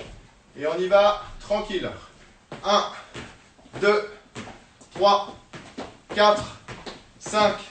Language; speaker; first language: French; native; French